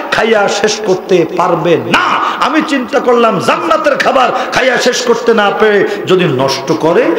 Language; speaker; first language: Bangla; native; Bangla